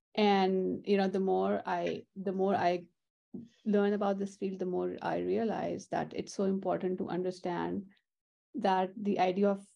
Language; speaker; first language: English; non-native, local second language; Urdu